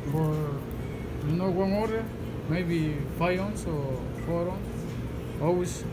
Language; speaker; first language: English; non-native, learner; Spanish